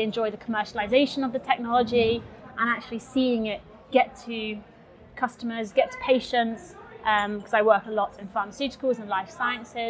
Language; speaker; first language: English; native; English